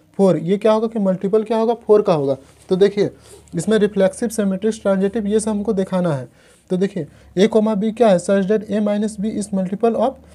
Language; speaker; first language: Hindi; native; Hindi